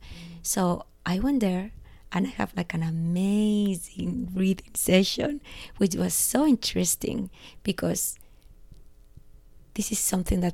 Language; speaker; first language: English; non-native, fluent; Spanish